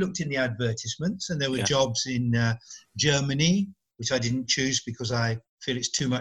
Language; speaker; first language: English; native; English